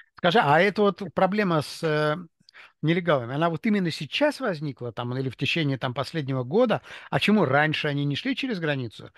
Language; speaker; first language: Russian; native; Russian